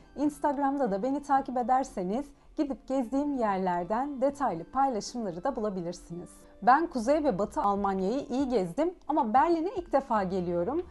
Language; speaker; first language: Turkish; early bilingual, heritage; Turkish